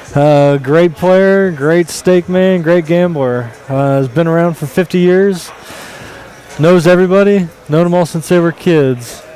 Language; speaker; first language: English; native; English